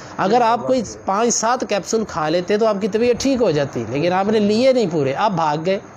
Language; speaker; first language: Urdu; non-native, local second language; Punjabi